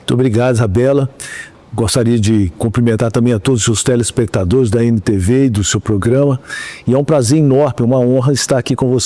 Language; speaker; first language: Portuguese; native; Portuguese